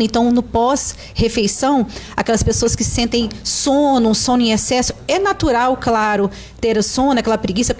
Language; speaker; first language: Portuguese; native; Portuguese